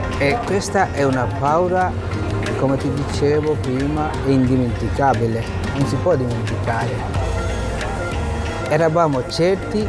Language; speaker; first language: Italian; non-native, learner; Bangla